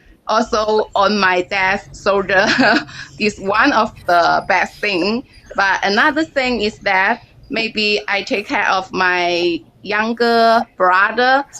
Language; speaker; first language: English; non-native, learner; Chinese